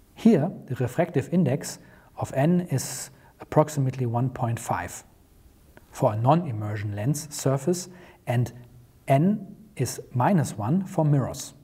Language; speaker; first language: English; non-native, fluent; German